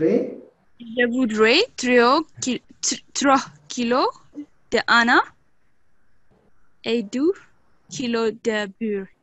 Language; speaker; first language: French; non-native, learner; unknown